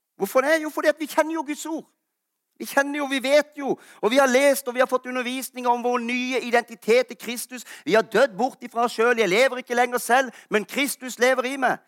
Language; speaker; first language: Norwegian; native; Norwegian